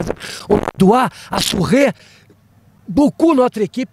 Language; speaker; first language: French; non-native, learner; Portuguese